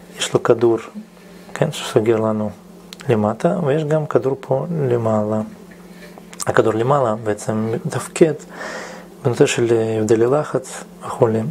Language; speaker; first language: Hebrew; non-native, fluent; Russian